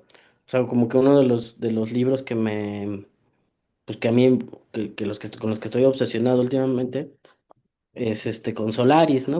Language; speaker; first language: Spanish; native; Spanish